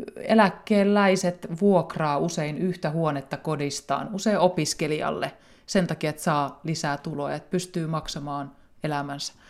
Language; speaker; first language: Finnish; native; Finnish